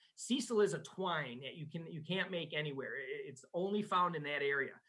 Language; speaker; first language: English; native; English